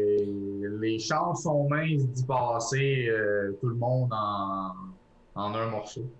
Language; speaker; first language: French; native; French